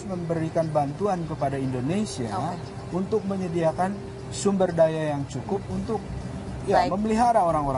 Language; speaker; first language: Indonesian; native; Indonesian